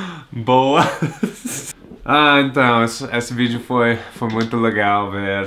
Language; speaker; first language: Portuguese; non-native, learner; English